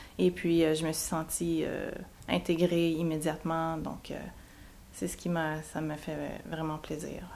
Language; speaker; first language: French; native; French